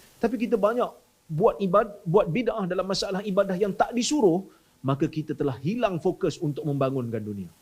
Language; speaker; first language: Malay; native; Malay